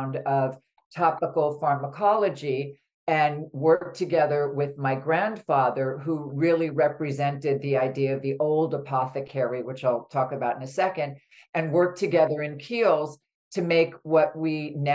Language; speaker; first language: English; native; English